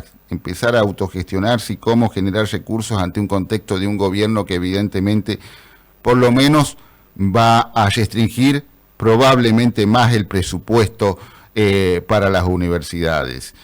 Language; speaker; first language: Spanish; native; Spanish